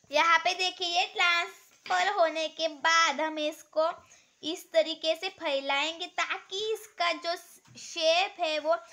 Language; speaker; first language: Hindi; non-native, local second language; Marathi